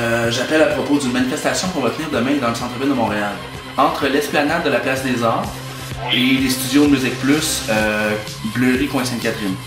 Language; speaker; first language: French; native; French